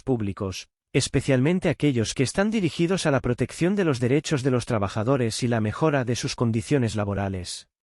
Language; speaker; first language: Spanish; native; Spanish